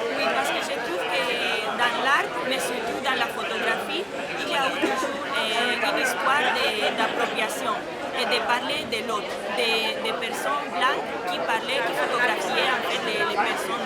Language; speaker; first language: French; non-native, fluent; Spanish